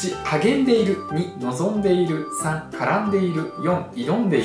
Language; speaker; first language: Japanese; early bilingual, other home language; Russian